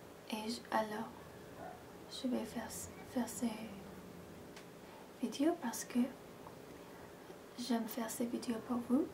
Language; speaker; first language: French; non-native, fluent; English